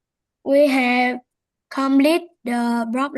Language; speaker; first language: English; non-native, learner; Vietnamese